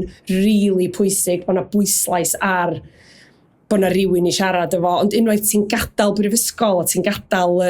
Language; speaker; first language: Welsh; native; Welsh